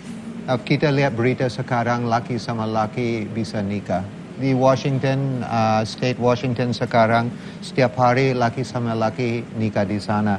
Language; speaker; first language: Indonesian; non-native, learner; English